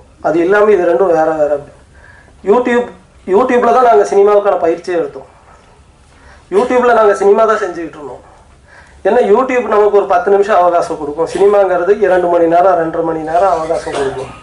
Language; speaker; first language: Tamil; native; Tamil